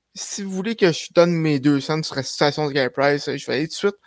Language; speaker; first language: French; native; French